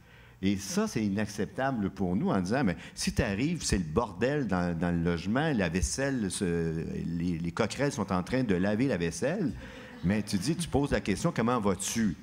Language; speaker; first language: French; native; French